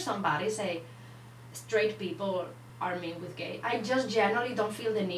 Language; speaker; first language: English; non-native, fluent; Spanish